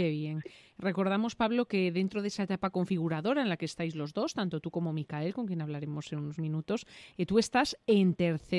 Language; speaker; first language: Spanish; native; Spanish